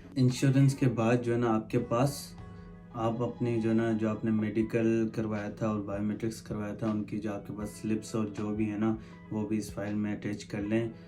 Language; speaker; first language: Urdu; non-native, local second language; Sindhi